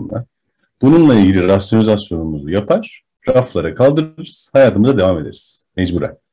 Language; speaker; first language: Turkish; native; Turkish